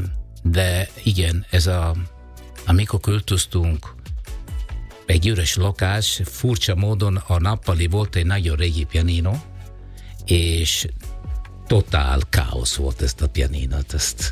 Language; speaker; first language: Hungarian; non-native, learner; Italian